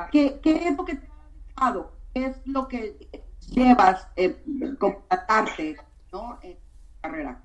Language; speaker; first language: Spanish; native; Spanish